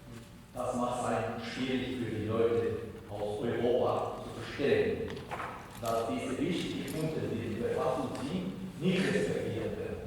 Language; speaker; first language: German; non-native, fluent; Spanish